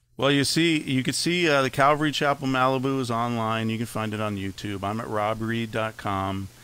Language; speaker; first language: English; native; English